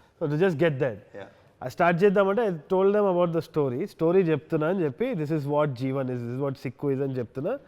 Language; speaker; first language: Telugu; native; Telugu